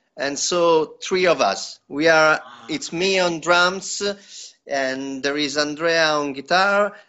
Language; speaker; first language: English; non-native, learner; Italian